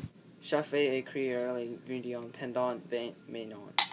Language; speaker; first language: French; non-native, learner; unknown